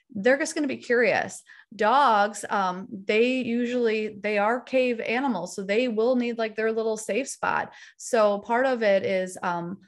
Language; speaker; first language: English; native; English